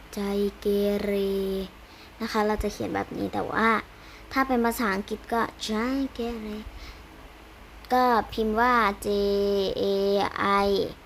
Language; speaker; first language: Thai; native; Thai